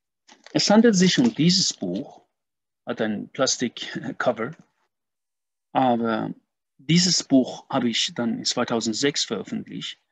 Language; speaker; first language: German; non-native, fluent; Persian